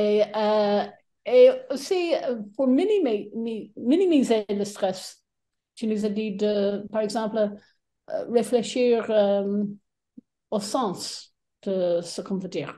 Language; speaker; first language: French; non-native, fluent; English